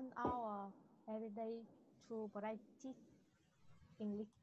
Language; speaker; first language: English; non-native, learner; Vietnamese